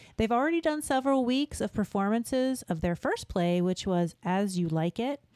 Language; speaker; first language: English; native; English